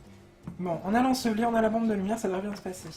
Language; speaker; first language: French; native; French